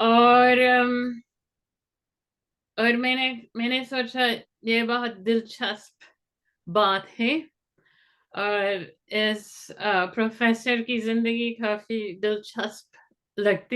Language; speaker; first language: Hindi; non-native, fluent; English